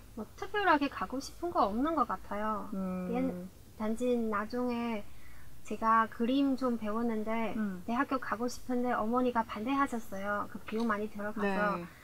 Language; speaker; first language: Korean; early bilingual, heritage; Korean